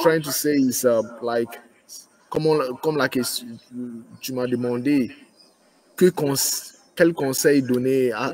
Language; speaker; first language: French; non-native, fluent; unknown